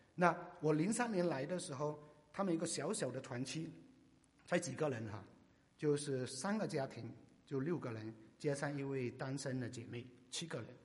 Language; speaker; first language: Chinese; non-native, local second language; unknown